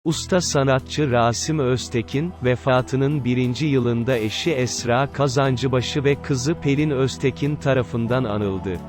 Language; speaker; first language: Turkish; native; Turkish